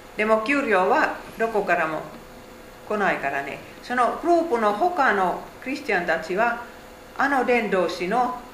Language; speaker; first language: Japanese; non-native, fluent; Finnish